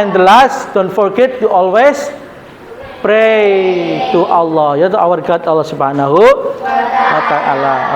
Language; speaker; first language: English; non-native, learner; Indonesian